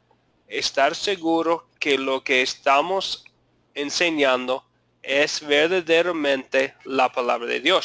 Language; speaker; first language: Spanish; non-native, fluent; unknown